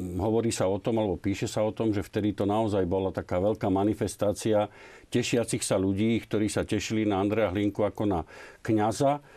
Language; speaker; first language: Slovak; native; Slovak